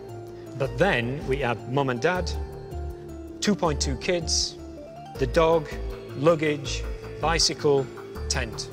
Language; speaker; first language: English; native; English